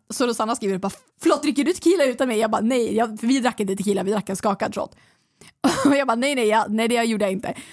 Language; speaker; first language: Swedish; native; Swedish